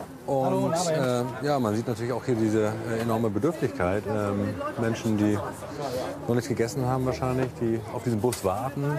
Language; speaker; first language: German; native; German